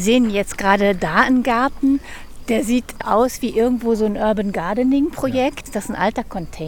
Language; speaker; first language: German; native; German